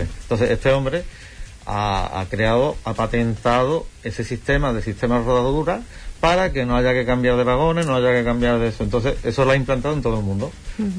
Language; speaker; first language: Spanish; native; Spanish